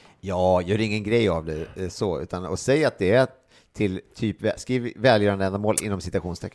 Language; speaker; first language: Swedish; native; Swedish